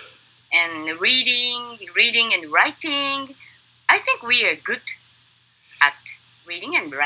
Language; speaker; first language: English; non-native, learner; Japanese